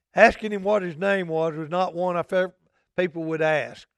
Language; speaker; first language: English; native; English